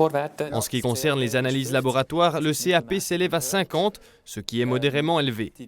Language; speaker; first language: French; native; French